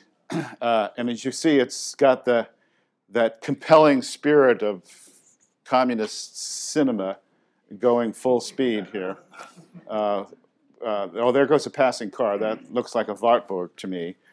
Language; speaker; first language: English; native; English